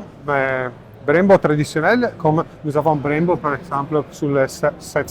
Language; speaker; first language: French; non-native, learner; Italian